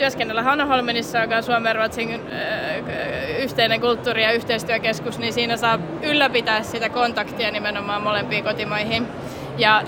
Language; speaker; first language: Finnish; native; Finnish